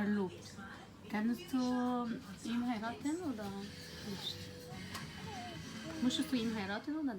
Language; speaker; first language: German; non-native, learner; Arabic